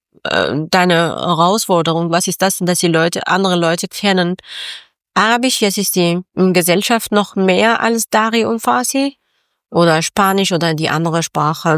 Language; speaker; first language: German; non-native, learner; Persian